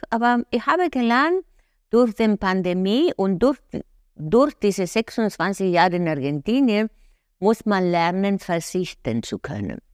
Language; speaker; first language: German; non-native, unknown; Spanish